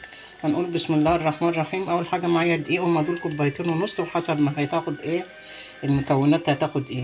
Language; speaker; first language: Arabic; native; Arabic